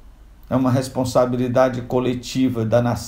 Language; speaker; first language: Portuguese; non-native, local second language; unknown